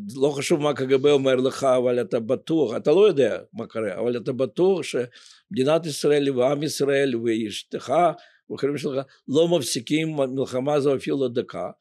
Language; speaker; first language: Hebrew; non-native, fluent; Ukrainian